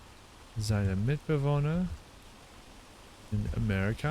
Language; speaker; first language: German; non-native, learner; English